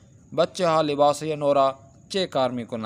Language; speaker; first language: Persian; non-native, fluent; Urdu